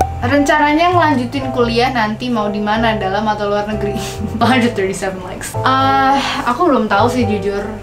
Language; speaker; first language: Indonesian; non-native, local second language; English